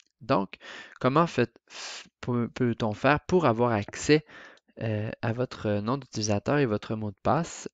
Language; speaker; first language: French; native; French